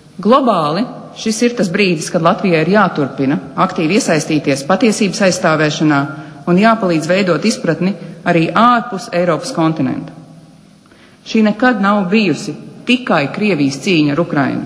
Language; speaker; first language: Latvian; native; Latvian